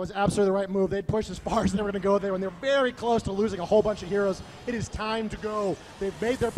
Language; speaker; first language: English; native; English